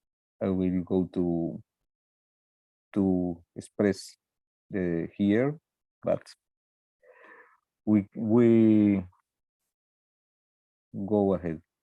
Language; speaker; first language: English; non-native, learner; Spanish